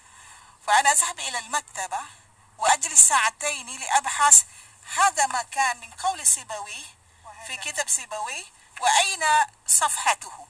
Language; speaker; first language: Arabic; non-native, fluent; Malay